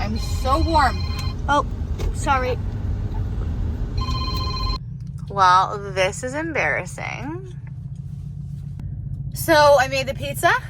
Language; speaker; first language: English; native; English